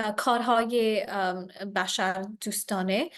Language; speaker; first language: Persian; non-native, learner; English